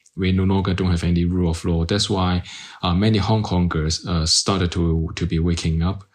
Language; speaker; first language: English; non-native, local second language; Cantonese